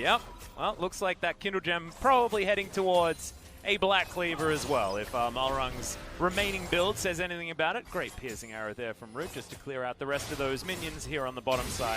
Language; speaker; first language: English; native; English